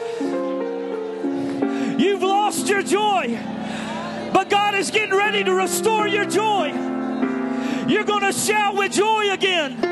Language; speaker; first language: English; native; English